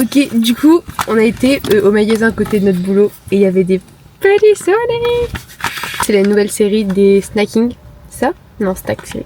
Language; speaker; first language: French; native; French